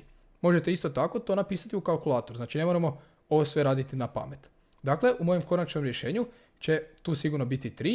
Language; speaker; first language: Croatian; native; Croatian